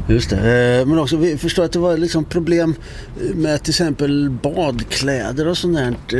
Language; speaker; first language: Swedish; native; Swedish